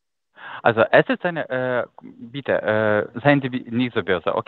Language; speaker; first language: German; non-native, fluent; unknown